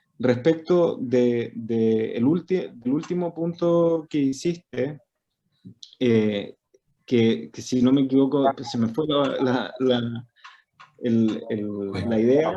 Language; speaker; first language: Spanish; native; Spanish